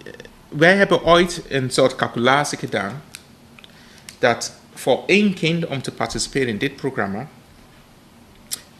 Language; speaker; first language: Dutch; non-native, fluent; English